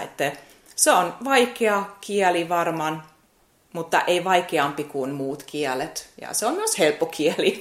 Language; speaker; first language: Finnish; non-native, fluent; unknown